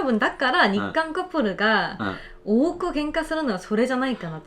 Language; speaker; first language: Japanese; non-native, fluent; Korean